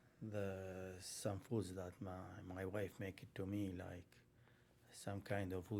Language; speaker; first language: English; non-native, learner; Arabic